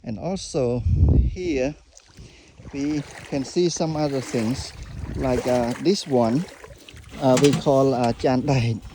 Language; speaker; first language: English; non-native, fluent; Khmer